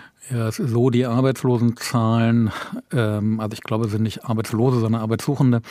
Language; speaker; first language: German; native; German